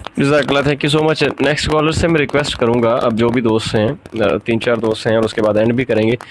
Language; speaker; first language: Urdu; native; Urdu